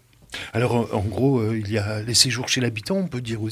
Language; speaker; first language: French; native; French